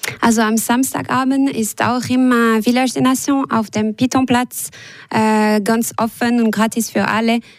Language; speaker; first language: German; non-native, local second language; French